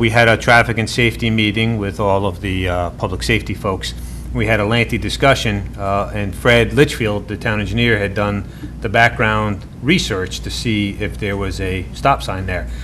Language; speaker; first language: English; native; English